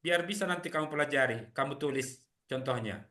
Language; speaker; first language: Indonesian; native; Indonesian